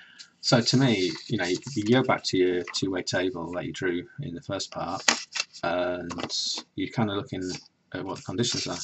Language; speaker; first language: English; native; English